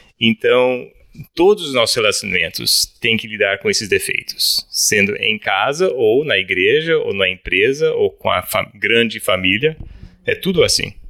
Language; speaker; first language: Portuguese; early bilingual, other home language; English